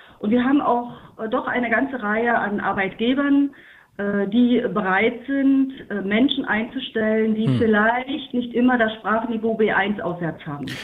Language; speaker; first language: German; native; German